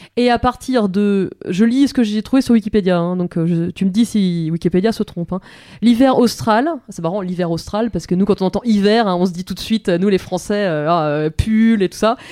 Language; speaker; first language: French; native; French